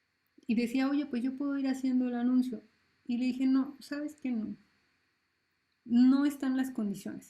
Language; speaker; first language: Spanish; native; Spanish